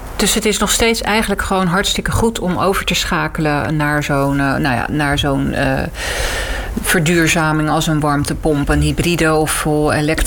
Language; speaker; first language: Dutch; native; Dutch